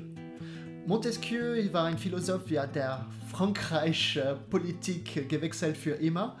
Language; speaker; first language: German; non-native, fluent; French